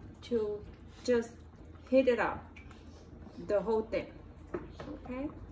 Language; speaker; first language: English; non-native, learner; Vietnamese